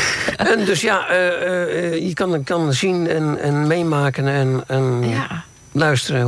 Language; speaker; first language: Dutch; native; Dutch